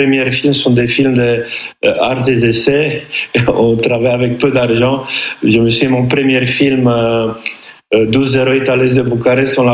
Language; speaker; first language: French; non-native, fluent; Romanian